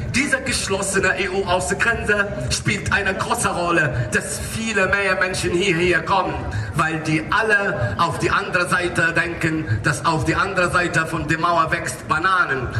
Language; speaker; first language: German; non-native, local second language; Arabic